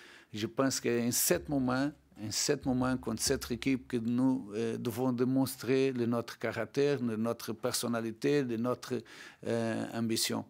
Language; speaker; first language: French; non-native, learner; Portuguese